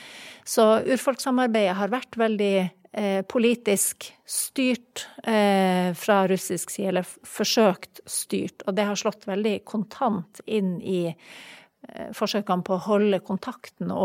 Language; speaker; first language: Norwegian; native; Norwegian